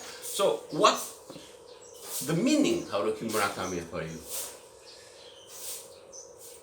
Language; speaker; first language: English; non-native, learner; Indonesian